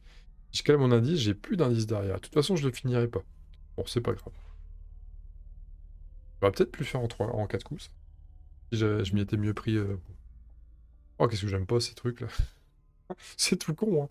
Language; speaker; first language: French; native; French